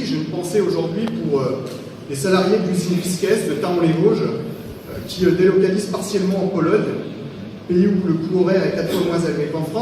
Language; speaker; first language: French; native; French